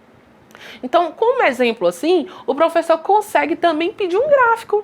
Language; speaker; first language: Portuguese; native; Portuguese